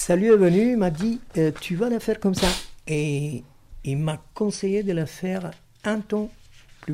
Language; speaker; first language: French; non-native, fluent; Italian